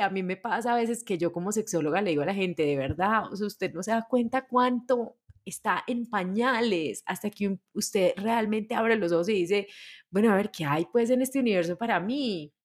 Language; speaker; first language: Spanish; native; Spanish